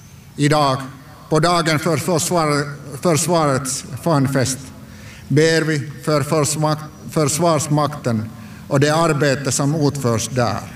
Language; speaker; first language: Swedish; non-native, local second language; Finnish